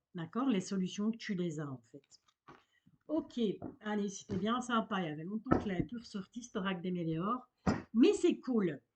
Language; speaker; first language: French; native; French